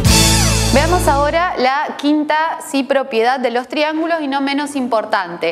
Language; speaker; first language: Spanish; native; Spanish